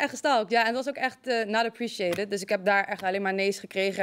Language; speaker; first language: Dutch; native; Dutch